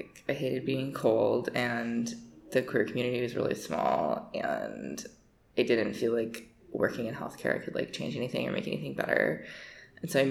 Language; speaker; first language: English; native; English